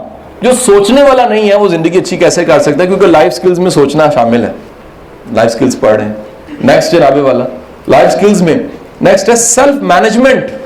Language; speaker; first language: Urdu; native; Urdu